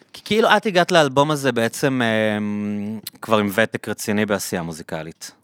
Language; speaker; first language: Hebrew; native; Hebrew